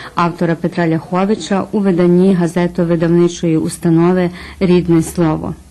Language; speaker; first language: Ukrainian; early bilingual, heritage; Ukrainian